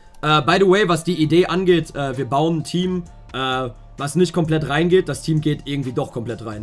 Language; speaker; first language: German; native; German